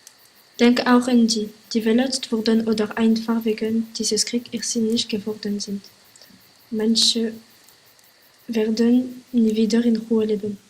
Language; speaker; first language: German; non-native, learner; French